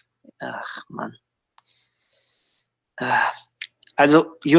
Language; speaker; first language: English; non-native, learner; German